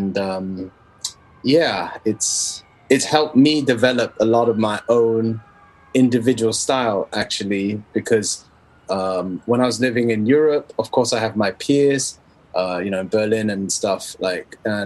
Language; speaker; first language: English; non-native, local second language; Cantonese